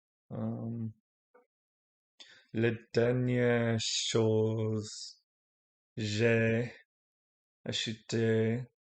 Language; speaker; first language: French; non-native, learner; English